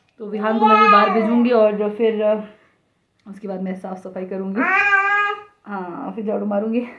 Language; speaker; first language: Hindi; non-native, local second language; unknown